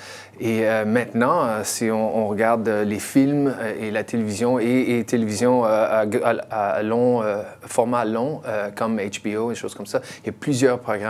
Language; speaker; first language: French; non-native, local second language; English